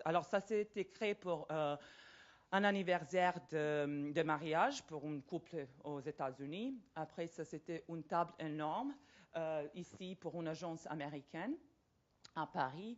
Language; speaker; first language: French; non-native, fluent; Serbian